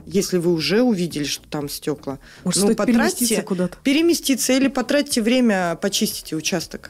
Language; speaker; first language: Russian; native; Russian